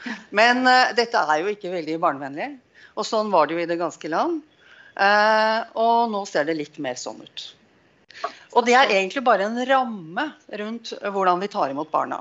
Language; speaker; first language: Norwegian; native; Norwegian